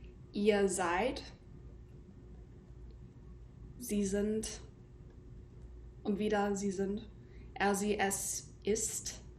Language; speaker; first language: German; non-native, fluent; English